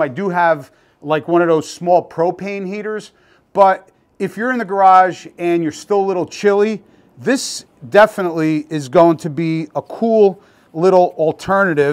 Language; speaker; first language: English; native; English